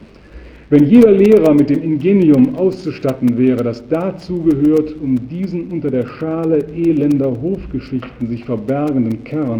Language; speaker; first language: German; native; German